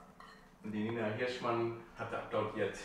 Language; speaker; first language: German; native; German